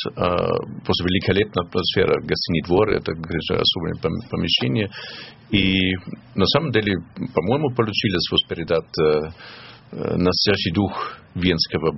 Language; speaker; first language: Russian; non-native, fluent; German